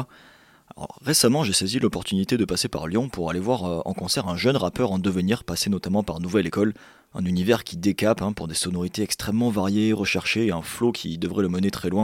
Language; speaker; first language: French; native; French